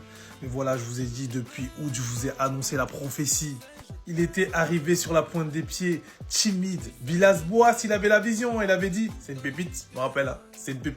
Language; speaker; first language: French; native; French